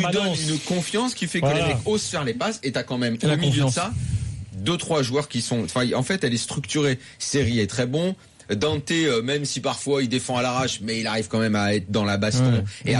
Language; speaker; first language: French; native; French